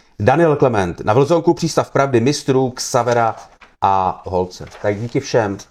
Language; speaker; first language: Czech; native; Czech